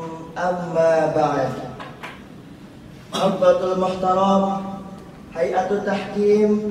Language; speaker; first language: Arabic; non-native, learner; Indonesian